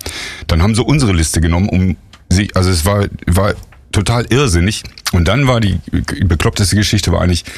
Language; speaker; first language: German; native; German